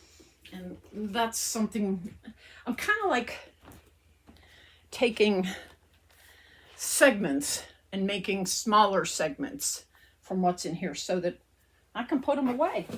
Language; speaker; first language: English; native; English